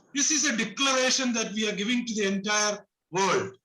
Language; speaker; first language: English; non-native, local second language; Malayalam